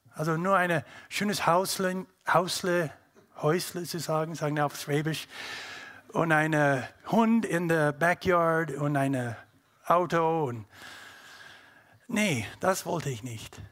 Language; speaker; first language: German; non-native, learner; English